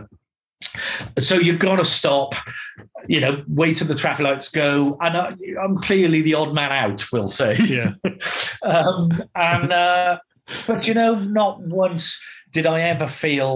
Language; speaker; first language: English; native; English